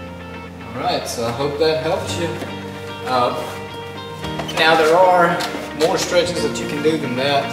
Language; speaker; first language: English; native; English